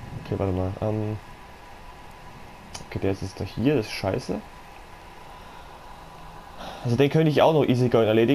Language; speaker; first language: German; native; German